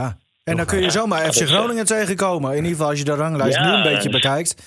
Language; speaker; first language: Dutch; native; Dutch